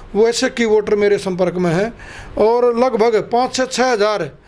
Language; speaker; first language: Hindi; native; Hindi